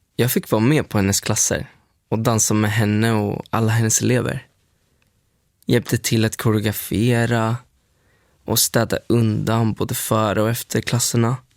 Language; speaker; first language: Swedish; early bilingual, other home language; Spanish